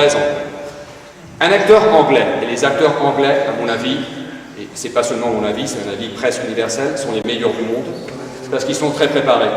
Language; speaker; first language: French; non-native, fluent; Spanish